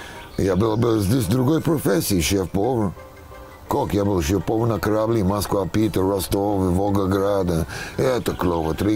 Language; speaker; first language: Russian; non-native, learner; English